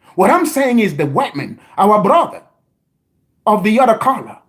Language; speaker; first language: English; non-native, fluent; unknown